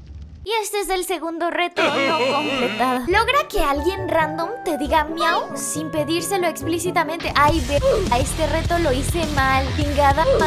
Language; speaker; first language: Spanish; native; Spanish